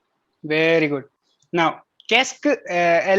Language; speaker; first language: French; non-native, fluent; Hindi